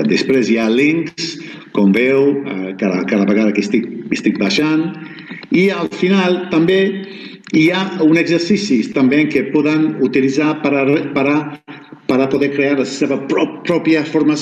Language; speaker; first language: Catalan; non-native, fluent; Spanish